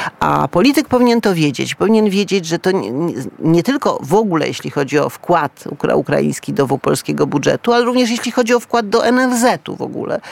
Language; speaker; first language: Polish; native; Polish